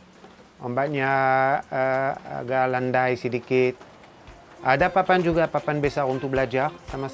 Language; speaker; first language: Indonesian; non-native, fluent; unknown